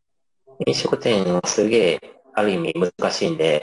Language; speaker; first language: Japanese; native; Japanese